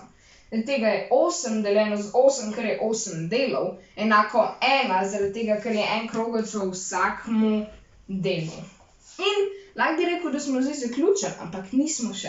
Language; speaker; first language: Slovenian; native; Slovenian